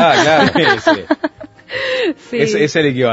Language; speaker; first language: Spanish; native; Spanish